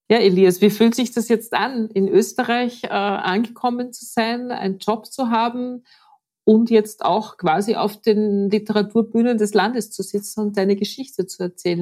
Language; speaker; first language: German; native; German